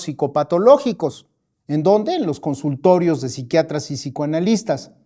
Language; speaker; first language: Spanish; native; Spanish